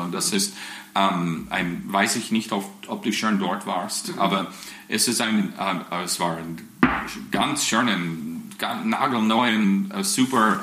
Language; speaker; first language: German; non-native, fluent; English